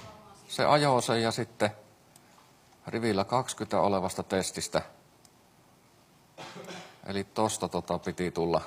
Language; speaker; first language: Finnish; native; Finnish